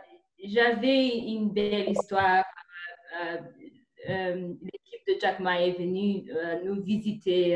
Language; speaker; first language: French; non-native, fluent; Kinyarwanda